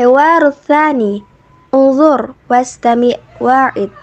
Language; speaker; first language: Arabic; non-native, learner; Indonesian